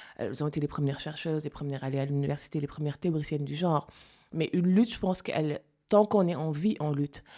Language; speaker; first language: French; non-native, local second language; Fula